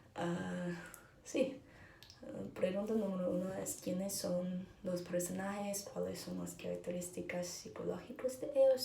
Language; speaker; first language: Spanish; non-native, learner; English